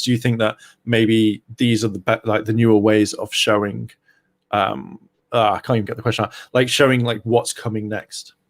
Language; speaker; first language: English; native; English